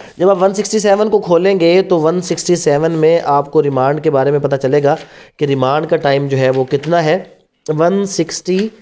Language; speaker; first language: Urdu; non-native, local second language; Punjabi